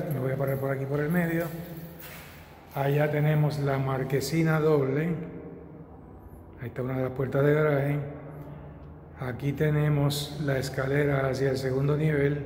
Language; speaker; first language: Spanish; native; Spanish